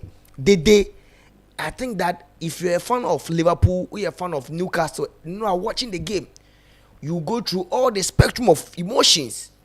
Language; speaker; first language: English; non-native, local second language; Akan